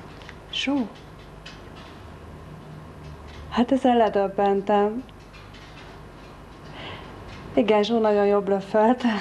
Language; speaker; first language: Hungarian; native; Hungarian